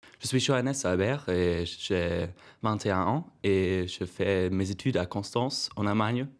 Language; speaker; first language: French; non-native, fluent; German